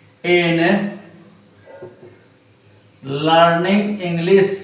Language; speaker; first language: English; non-native, local second language; Hindi